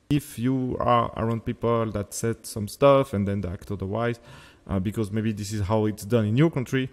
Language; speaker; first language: English; non-native, fluent; French